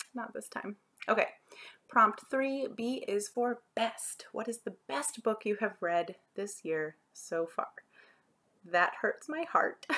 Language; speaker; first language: English; native; English